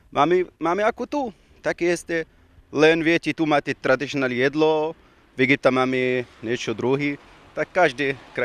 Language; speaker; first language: Slovak; non-native, learner; Arabic